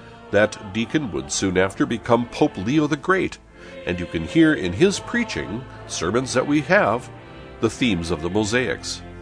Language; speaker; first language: English; native; English